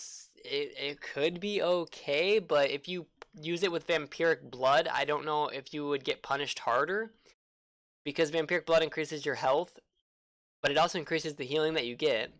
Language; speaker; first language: English; native; English